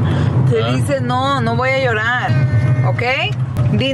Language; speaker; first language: Spanish; early bilingual, heritage; English